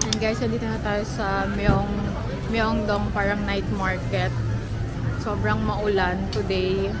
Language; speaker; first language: Filipino; native; Filipino